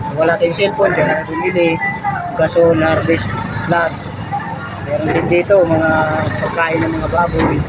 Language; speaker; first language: Filipino; non-native, local second language; Bikol